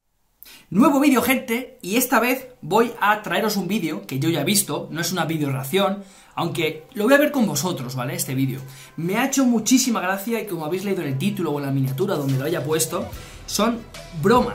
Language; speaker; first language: Spanish; native; Spanish